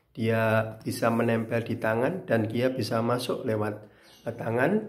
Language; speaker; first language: Indonesian; native; Indonesian